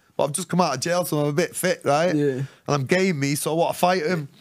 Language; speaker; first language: English; native; English